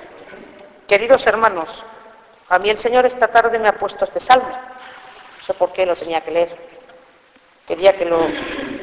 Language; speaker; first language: Spanish; native; Spanish